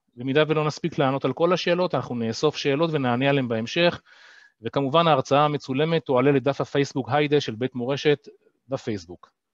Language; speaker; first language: Hebrew; native; Hebrew